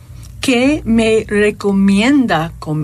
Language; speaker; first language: Spanish; non-native, learner; English